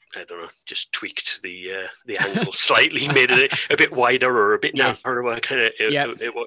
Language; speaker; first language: English; native; English